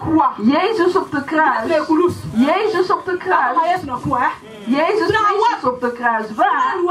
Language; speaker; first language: Dutch; non-native, fluent; Lingala